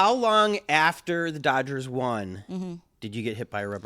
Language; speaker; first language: English; native; English